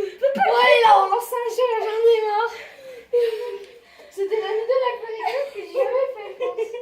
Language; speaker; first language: French; native; French